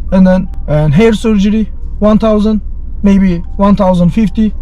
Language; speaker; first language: English; non-native, learner; Turkish